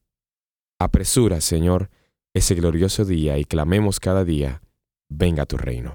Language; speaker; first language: Spanish; native; Spanish